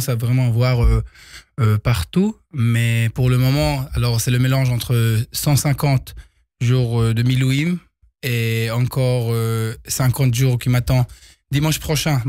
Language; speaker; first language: French; early bilingual, heritage; Hebrew